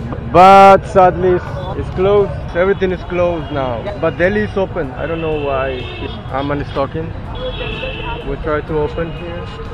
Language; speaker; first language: English; non-native, fluent; Spanish